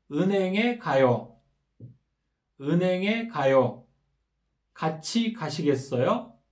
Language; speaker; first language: Korean; non-native, fluent; Kyrgyz